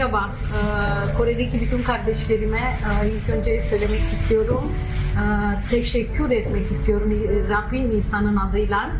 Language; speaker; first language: Turkish; non-native, fluent; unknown